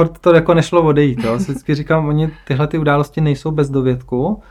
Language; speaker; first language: Czech; native; Czech